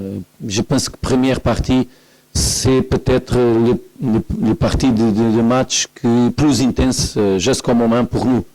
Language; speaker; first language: French; non-native, learner; Portuguese